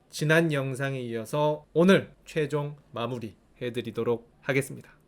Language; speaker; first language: Korean; native; Korean